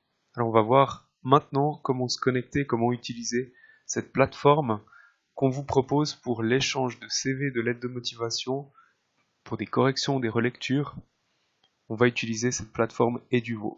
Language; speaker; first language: French; native; French